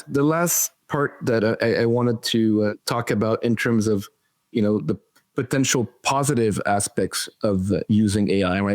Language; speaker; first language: English; non-native, fluent; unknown